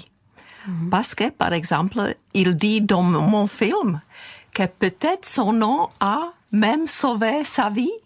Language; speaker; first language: French; non-native, fluent; Czech